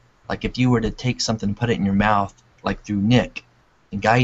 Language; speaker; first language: English; native; English